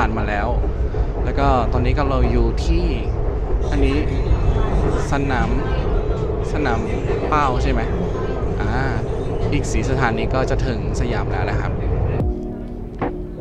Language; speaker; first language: Thai; non-native, fluent; Indonesian